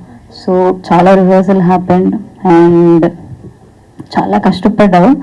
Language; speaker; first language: Telugu; non-native, learner; Malayalam